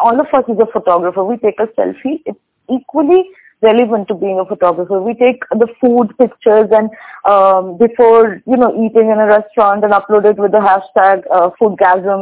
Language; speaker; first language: English; non-native, local second language; Bangla